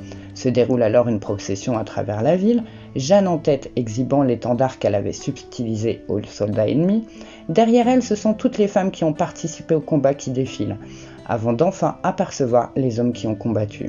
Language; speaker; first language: French; native; French